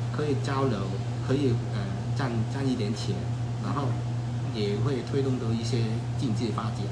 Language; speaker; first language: Chinese; non-native, fluent; Cantonese